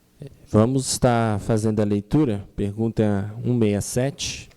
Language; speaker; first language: Portuguese; native; Portuguese